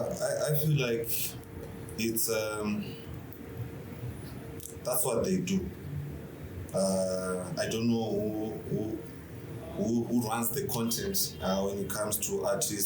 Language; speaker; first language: English; non-native, local second language; Shona